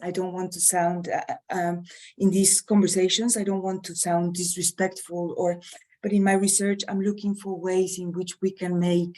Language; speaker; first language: English; non-native, fluent; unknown